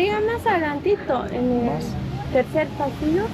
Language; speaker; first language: Spanish; native; Spanish